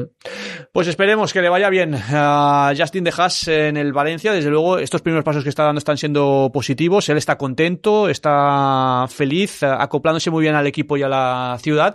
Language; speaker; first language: Spanish; native; Spanish